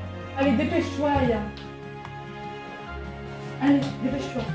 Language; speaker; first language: French; native; French